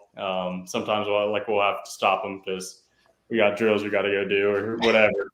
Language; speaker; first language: English; native; English